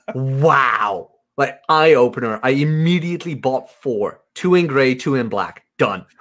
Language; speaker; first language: English; non-native, fluent; Dutch